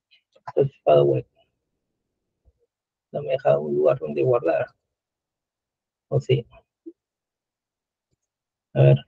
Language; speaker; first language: Spanish; native; Spanish